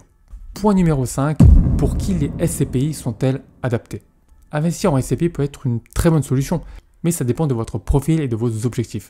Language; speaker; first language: French; native; French